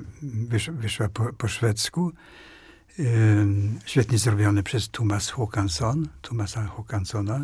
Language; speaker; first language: Polish; non-native, fluent; Swedish